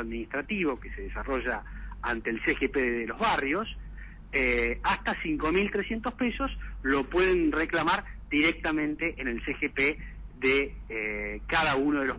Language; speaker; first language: Spanish; native; Spanish